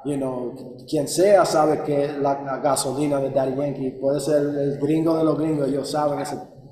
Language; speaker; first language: Spanish; early bilingual, heritage; Spanish